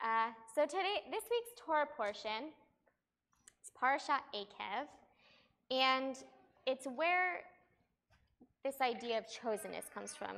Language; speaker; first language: English; native; English